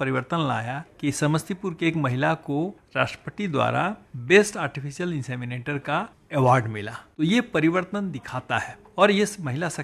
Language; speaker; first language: Hindi; native; Hindi